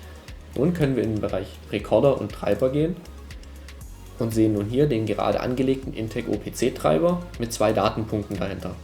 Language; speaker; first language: German; native; German